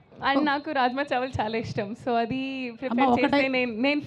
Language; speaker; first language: Telugu; non-native, fluent; Hindi